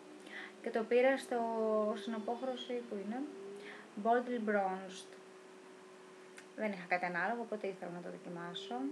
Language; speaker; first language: Greek; native; Greek